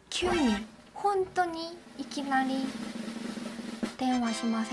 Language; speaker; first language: Japanese; non-native, learner; Korean